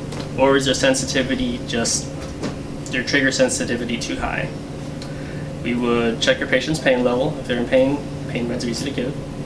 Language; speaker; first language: English; native; English